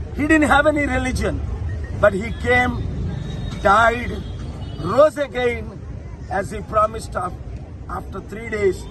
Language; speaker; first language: English; non-native, local second language; Telugu